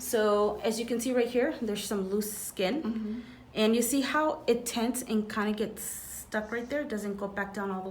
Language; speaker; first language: English; native; English